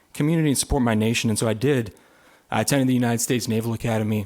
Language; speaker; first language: English; native; English